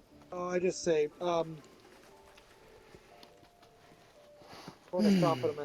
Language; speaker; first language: English; native; English